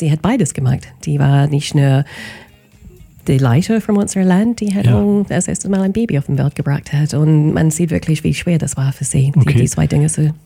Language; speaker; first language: German; non-native, fluent; English